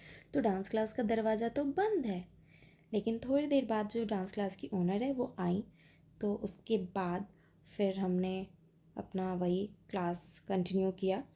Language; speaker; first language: Hindi; native; Hindi